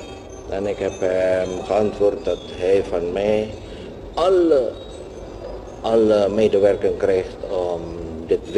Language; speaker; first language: Dutch; non-native, local second language; Javanese